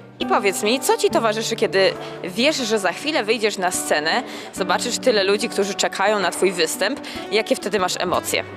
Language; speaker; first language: Polish; native; Polish